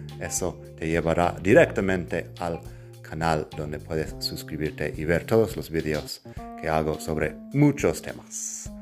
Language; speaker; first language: Spanish; non-native, fluent; English